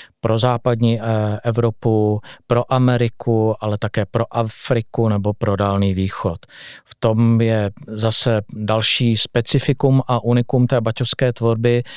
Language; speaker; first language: Czech; native; Czech